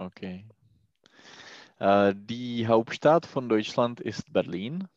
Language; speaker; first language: German; non-native, learner; Czech